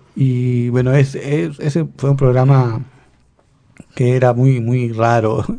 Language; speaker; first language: Spanish; native; Spanish